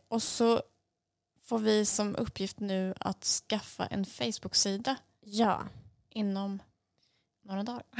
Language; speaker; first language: Swedish; native; Swedish